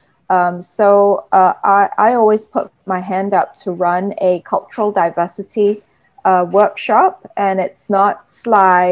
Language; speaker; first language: English; native; English